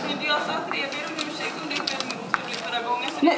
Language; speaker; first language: Swedish; native; Swedish